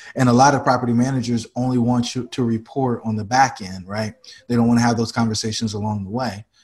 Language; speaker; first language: English; native; English